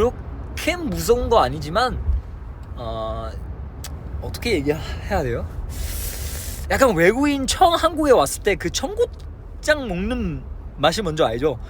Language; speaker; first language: Korean; non-native, fluent; Chinese